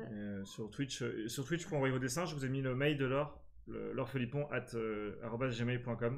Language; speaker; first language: French; native; French